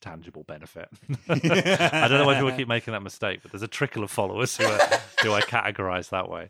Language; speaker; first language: English; native; English